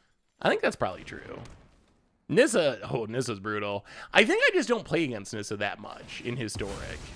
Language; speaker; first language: English; native; English